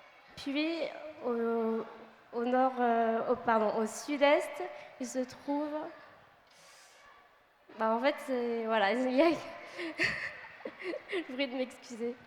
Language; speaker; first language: French; early bilingual, other home language; Khmer